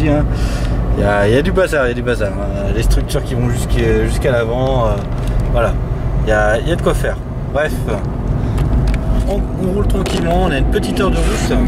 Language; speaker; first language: French; native; French